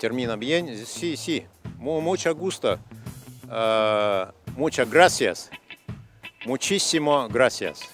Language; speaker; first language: Spanish; non-native, learner; Russian